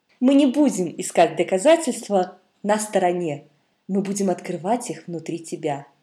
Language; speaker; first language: Russian; native; Russian